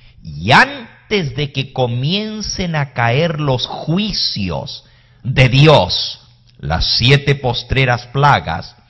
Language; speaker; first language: Spanish; native; Spanish